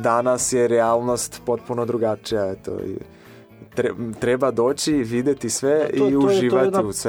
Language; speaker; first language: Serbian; non-native, fluent; Portuguese